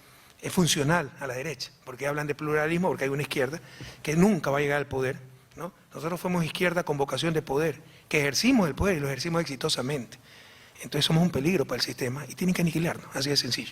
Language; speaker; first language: Spanish; native; Spanish